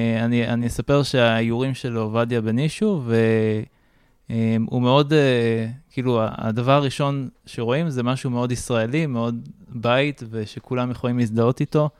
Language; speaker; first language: Hebrew; native; Hebrew